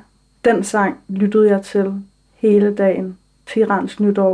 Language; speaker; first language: Danish; early bilingual, other home language; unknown